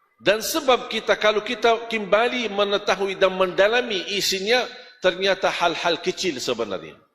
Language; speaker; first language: Malay; non-native, fluent; Arabic